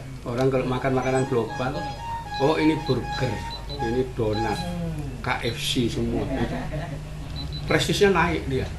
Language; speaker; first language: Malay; non-native, local second language; Javanese